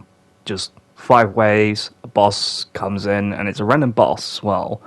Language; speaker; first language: English; native; English